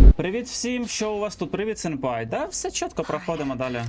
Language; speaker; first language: Ukrainian; native; Ukrainian